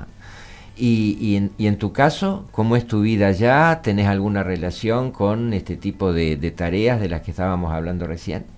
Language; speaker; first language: Spanish; native; Spanish